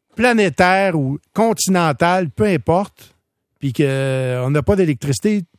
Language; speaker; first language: French; native; French